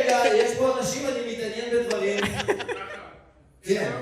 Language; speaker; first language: Hebrew; native; Hebrew